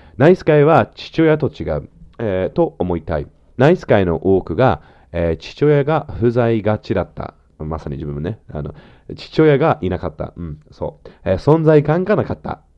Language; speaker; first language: Japanese; non-native, fluent; English